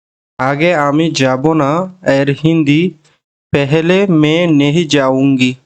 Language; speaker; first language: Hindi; non-native, fluent; Bangla